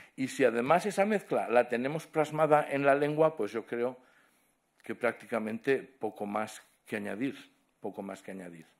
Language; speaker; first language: Spanish; non-native, local second language; Catalan